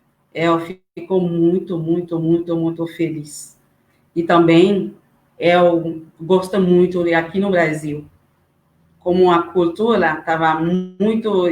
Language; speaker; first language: Portuguese; non-native, learner; Haitian Creole